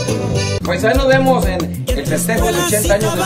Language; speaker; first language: Spanish; native; Spanish